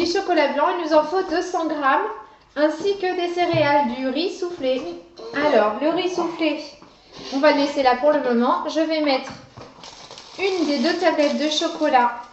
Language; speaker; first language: French; native; French